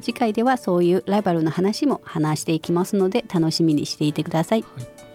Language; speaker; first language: Japanese; non-native, fluent; Chinese